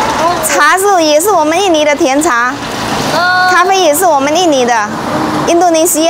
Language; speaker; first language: Chinese; non-native, fluent; Indonesian